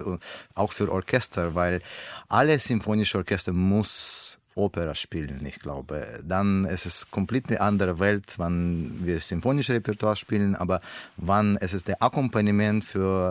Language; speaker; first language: German; non-native, learner; Russian